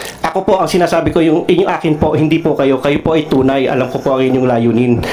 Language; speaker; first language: Filipino; non-native, local second language; Cebuano